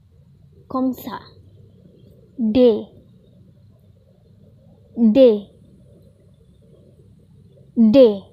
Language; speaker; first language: French; non-native, learner; Indonesian